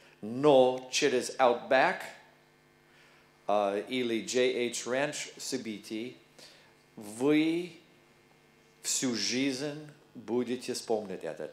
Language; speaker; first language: Russian; non-native, learner; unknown